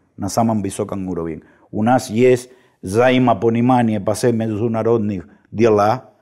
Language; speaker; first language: Russian; non-native, fluent; Spanish